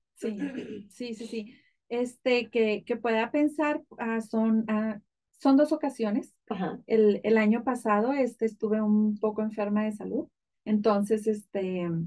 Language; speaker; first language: Spanish; native; Spanish